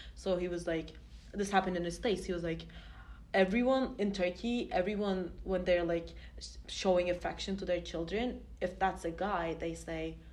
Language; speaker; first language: English; non-native, fluent; Turkish